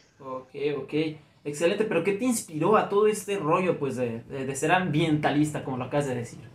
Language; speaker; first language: Spanish; native; Spanish